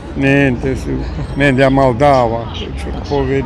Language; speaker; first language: Italian; non-native, learner; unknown